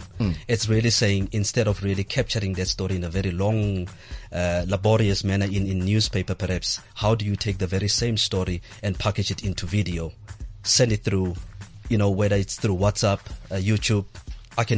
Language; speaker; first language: English; non-native, local second language; Southern Sotho